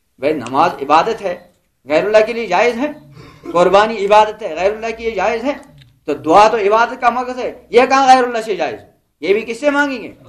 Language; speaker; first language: Urdu; non-native, local second language; Kashmiri